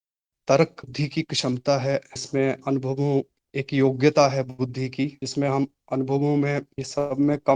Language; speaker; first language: Hindi; native; Hindi